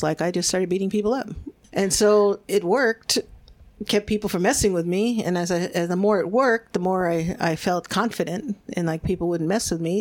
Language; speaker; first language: English; early bilingual, other home language; Spanish